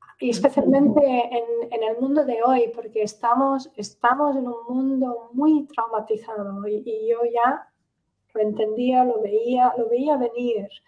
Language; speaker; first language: Spanish; non-native, fluent; English